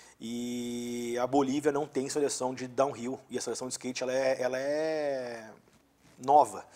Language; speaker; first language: Portuguese; native; Portuguese